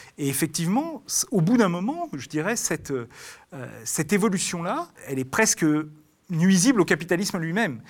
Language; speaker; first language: French; native; French